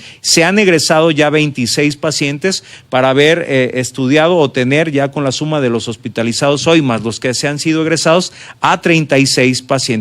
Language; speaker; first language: Spanish; native; Spanish